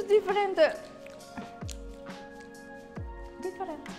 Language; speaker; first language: English; non-native, local second language; Filipino